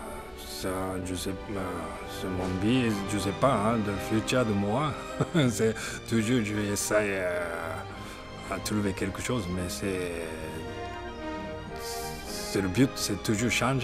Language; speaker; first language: French; non-native, learner; Japanese